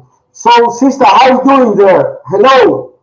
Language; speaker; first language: English; non-native, learner; Spanish